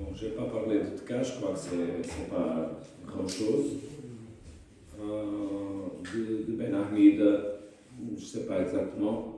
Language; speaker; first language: French; non-native, fluent; Portuguese